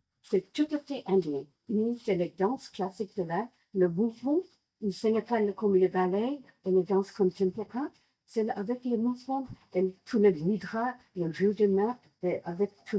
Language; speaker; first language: French; non-native, learner; English